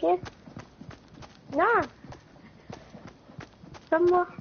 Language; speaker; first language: French; native; French